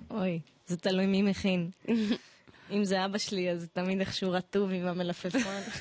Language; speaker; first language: Hebrew; early bilingual, other home language; Russian